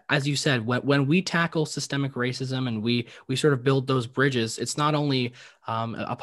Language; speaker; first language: English; native; English